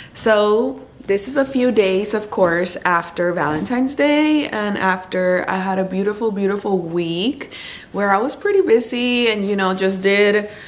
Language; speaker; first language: English; early bilingual, other home language; Spanish